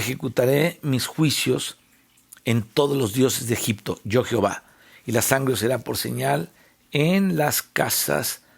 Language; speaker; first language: Spanish; native; Spanish